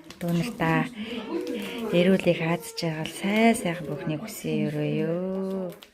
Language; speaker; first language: Mongolian; native; Mongolian